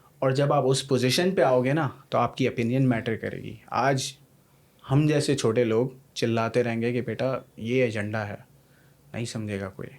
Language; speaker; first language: Urdu; native; Urdu